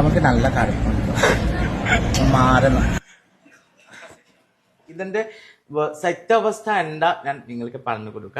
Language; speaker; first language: Malayalam; non-native, fluent; Assamese